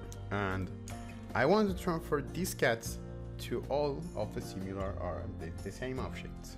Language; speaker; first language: English; non-native, fluent; Spanish